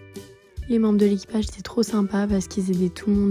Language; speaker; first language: French; native; French